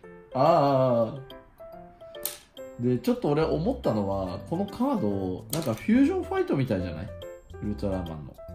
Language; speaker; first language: Japanese; native; Japanese